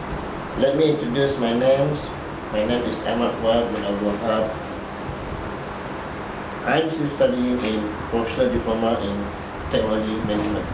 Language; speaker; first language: English; non-native, learner; Malay